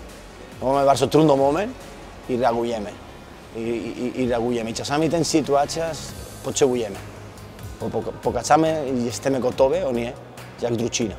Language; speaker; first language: Polish; non-native, learner; Spanish